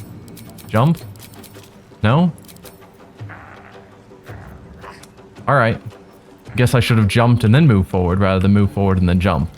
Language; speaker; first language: English; native; English